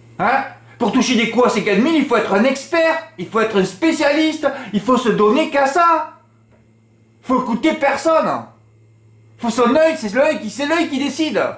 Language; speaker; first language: French; native; French